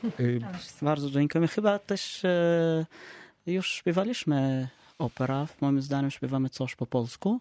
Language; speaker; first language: Polish; non-native, learner; Arabic